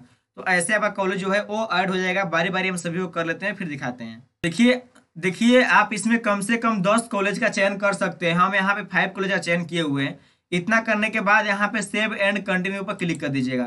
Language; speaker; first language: Hindi; native; Hindi